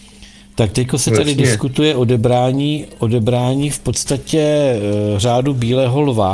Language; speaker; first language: Czech; native; Czech